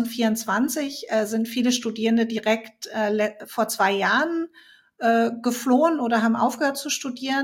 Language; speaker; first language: German; native; German